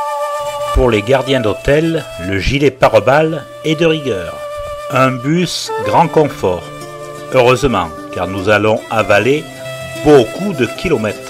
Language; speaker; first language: French; native; French